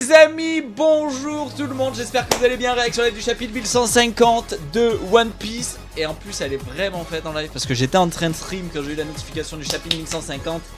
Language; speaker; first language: French; native; French